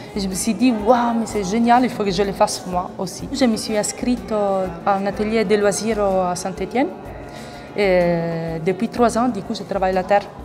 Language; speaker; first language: French; non-native, fluent; Italian